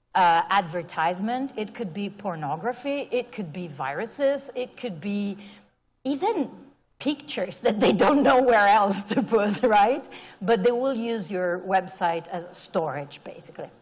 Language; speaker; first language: English; non-native, fluent; Italian